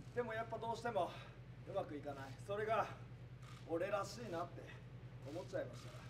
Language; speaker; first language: Japanese; native; Japanese